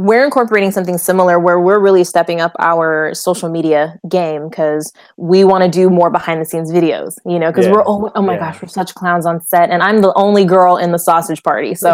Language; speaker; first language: English; native; English